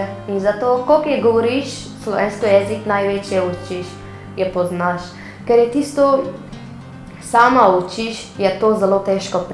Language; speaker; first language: Slovenian; non-native, learner; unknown